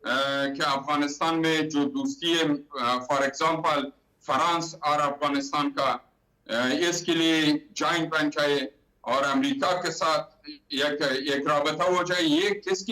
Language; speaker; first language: Hindi; non-native, learner; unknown